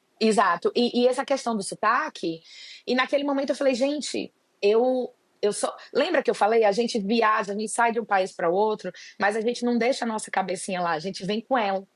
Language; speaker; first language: Portuguese; native; Portuguese